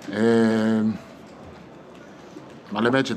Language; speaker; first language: French; non-native, fluent; Italian